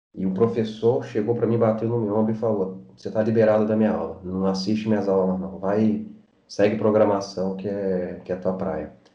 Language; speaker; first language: Portuguese; native; Portuguese